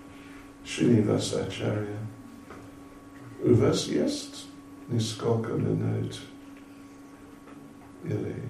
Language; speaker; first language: Russian; non-native, learner; English